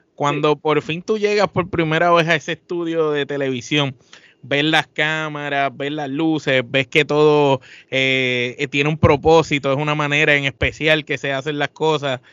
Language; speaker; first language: Spanish; native; Spanish